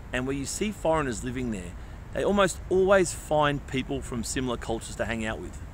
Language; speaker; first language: English; native; English